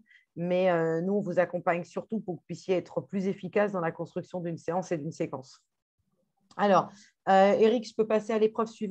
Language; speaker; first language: French; native; French